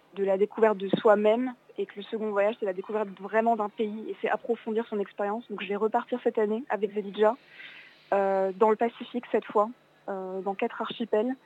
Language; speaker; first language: French; native; French